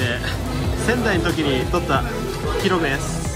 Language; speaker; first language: Japanese; native; Japanese